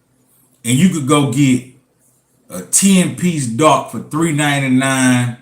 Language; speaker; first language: English; native; English